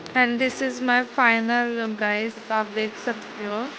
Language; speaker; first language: Hindi; non-native, local second language; Marathi